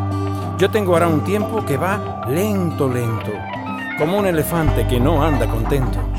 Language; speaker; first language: Spanish; native; Spanish